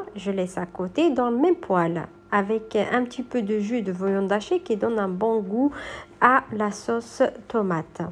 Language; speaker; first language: French; non-native, local second language; Arabic